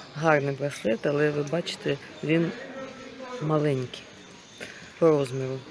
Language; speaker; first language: Ukrainian; non-native, local second language; Russian